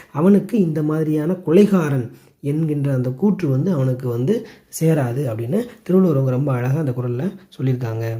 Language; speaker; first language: Tamil; native; Tamil